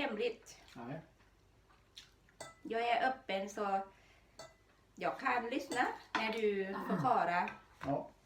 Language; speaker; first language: Swedish; non-native, learner; Thai